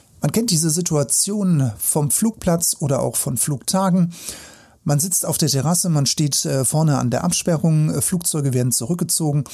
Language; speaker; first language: German; native; German